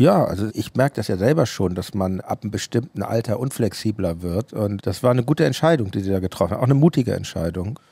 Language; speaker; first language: German; native; German